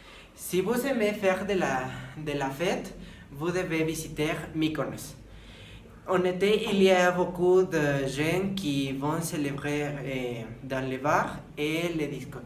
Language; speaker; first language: French; non-native, learner; Spanish